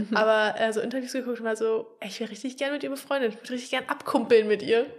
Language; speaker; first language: German; native; German